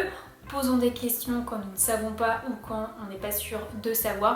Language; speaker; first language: French; native; French